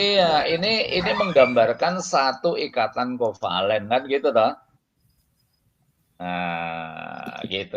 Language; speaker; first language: Indonesian; native; Indonesian